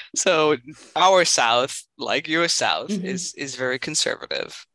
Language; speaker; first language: English; non-native, fluent; German